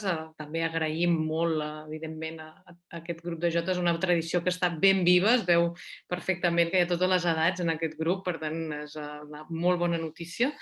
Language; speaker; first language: Catalan; native; Catalan